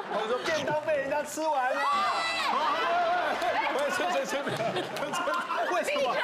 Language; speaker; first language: Chinese; native; Chinese